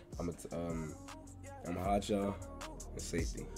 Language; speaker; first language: English; native; English